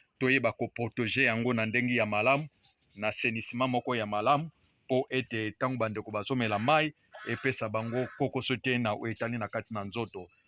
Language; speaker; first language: Lingala; non-native, local second language; Kongo